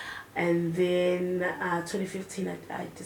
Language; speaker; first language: English; non-native, local second language; Zulu